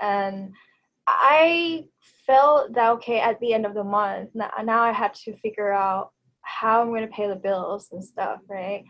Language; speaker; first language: English; non-native, fluent; Thai